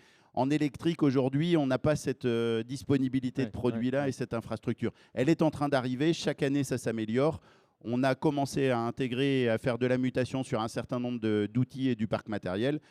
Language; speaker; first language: French; native; French